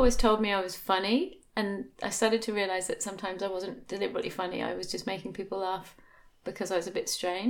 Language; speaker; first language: English; native; English